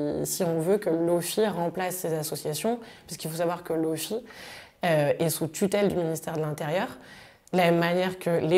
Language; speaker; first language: French; native; French